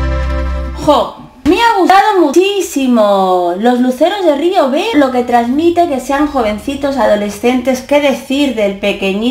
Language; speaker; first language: Spanish; native; Spanish